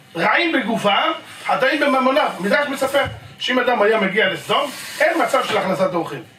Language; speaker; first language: Hebrew; native; Hebrew